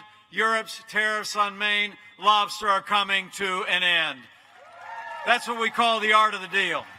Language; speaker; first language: English; native; English